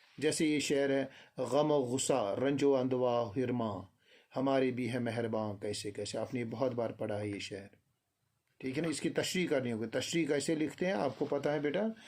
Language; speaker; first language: Urdu; non-native, local second language; Kashmiri